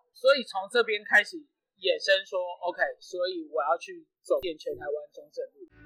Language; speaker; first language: Chinese; native; Chinese